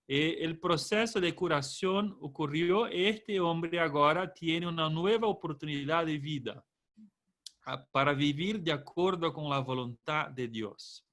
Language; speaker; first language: Spanish; non-native, fluent; Portuguese